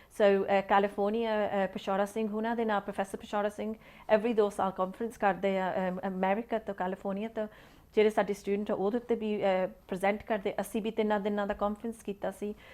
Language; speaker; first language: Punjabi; early bilingual, heritage; Punjabi